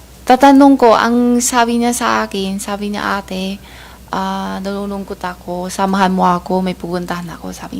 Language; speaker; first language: Filipino; non-native, learner; Chinese